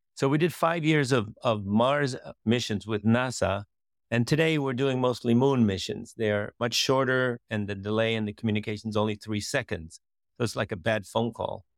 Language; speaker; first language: English; early bilingual, other home language; Dutch